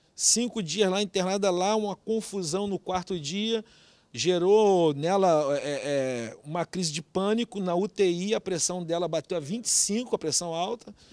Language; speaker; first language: Portuguese; native; Portuguese